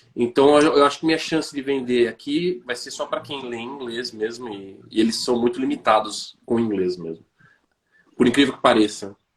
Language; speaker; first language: Portuguese; native; Portuguese